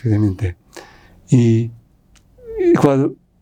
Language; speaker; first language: Spanish; non-native, fluent; Japanese